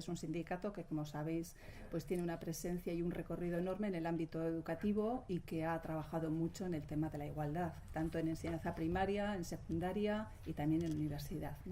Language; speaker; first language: Spanish; native; Spanish